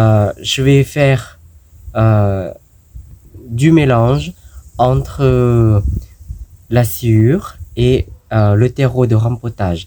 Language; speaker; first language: French; non-native, learner; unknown